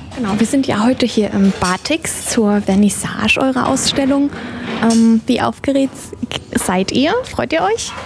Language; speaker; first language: German; native; German